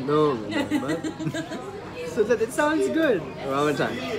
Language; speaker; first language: English; non-native, local second language; Cebuano